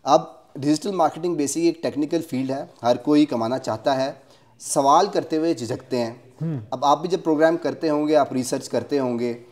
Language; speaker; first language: Urdu; native; Urdu